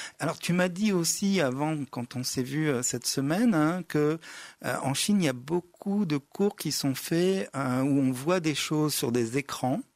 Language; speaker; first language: French; native; French